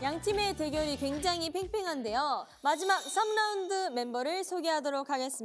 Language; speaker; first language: Korean; native; Korean